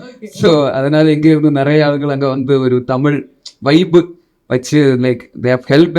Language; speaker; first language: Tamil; non-native, local second language; Malayalam